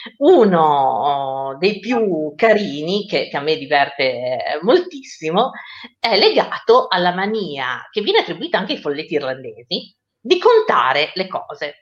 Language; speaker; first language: Italian; native; Italian